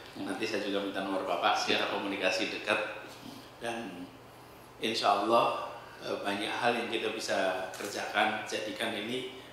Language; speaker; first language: Indonesian; native; Indonesian